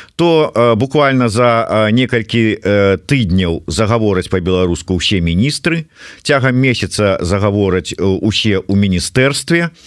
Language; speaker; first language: Belarusian; non-native, local second language; Russian